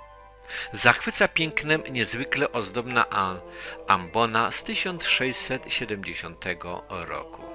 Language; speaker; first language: Polish; native; Polish